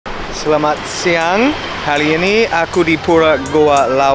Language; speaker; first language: Indonesian; non-native, learner; English